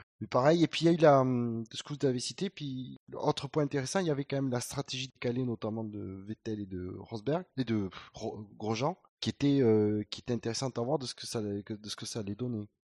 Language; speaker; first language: French; native; French